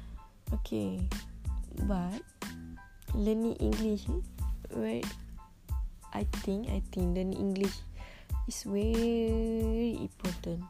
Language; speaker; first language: English; non-native, local second language; Malay